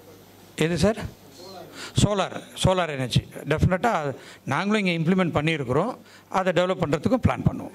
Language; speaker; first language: Tamil; native; Tamil